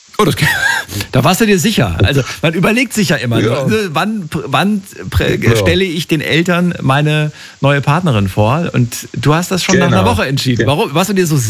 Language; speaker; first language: German; native; German